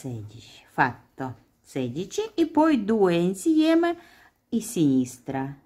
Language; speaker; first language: Italian; non-native, learner; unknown